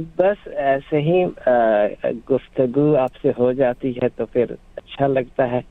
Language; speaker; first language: Urdu; non-native, local second language; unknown